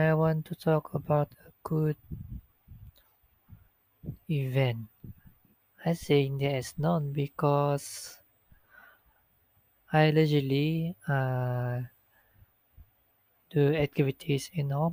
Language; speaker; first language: English; non-native, local second language; Malay